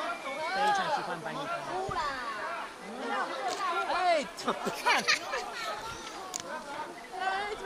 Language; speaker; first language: Chinese; non-native, learner; English